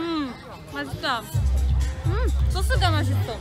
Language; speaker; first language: Korean; non-native, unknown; Polish